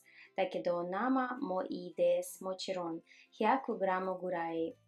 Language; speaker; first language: Japanese; non-native, fluent; Russian